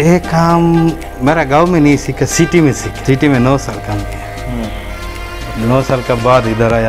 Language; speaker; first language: Hindi; non-native, learner; Bangla